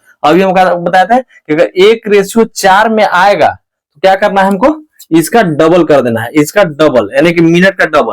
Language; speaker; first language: Hindi; native; Hindi